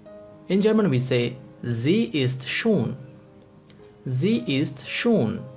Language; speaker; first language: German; non-native, fluent; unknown